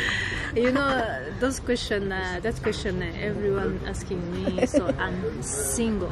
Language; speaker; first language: English; non-native, local second language; Kinyarwanda